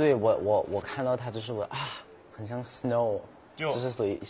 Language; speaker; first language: Chinese; non-native, fluent; Thai